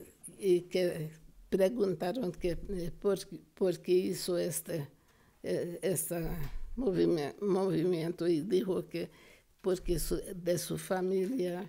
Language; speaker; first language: Spanish; non-native, fluent; Hungarian